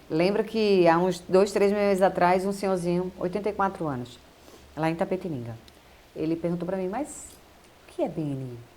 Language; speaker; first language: Portuguese; native; Portuguese